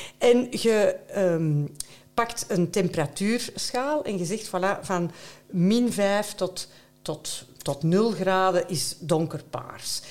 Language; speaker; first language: Dutch; native; Dutch